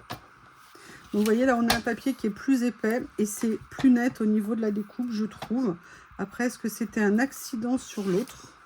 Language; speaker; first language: French; native; French